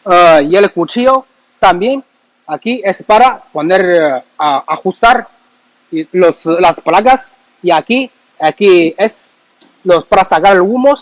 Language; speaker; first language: Spanish; non-native, learner; Chinese